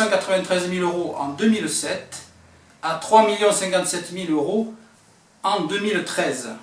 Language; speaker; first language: French; native; French